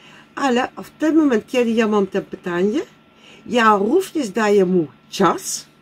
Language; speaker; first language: Polish; non-native, learner; Dutch